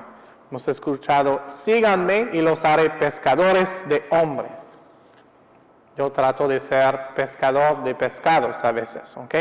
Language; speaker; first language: Spanish; non-native, fluent; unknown